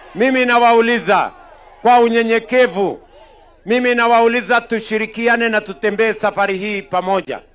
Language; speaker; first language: Swahili; non-native, local second language; Kalenjin